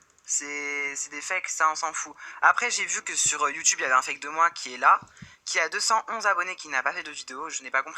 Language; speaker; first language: French; native; French